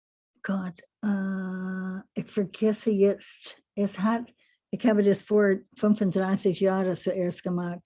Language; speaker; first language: German; non-native, learner; English